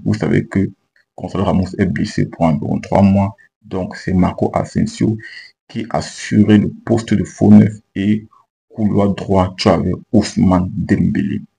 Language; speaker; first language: French; native; French